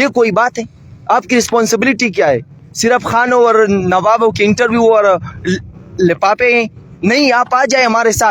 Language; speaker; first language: Urdu; native; Urdu